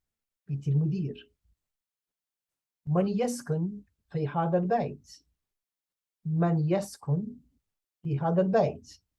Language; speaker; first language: Arabic; non-native, fluent; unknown